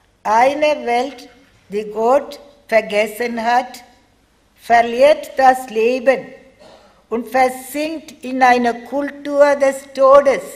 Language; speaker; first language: German; non-native, fluent; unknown